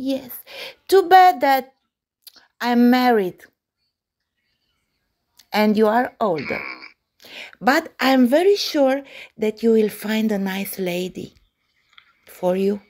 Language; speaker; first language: English; non-native, learner; Romanian